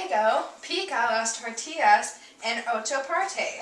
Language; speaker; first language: Spanish; non-native, learner; English